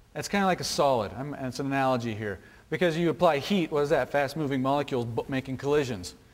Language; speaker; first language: English; native; English